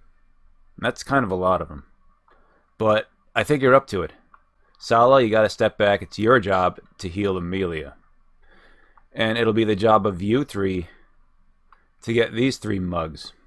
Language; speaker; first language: English; native; English